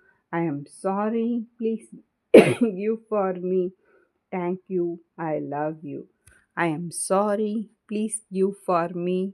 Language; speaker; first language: English; non-native, learner; Tamil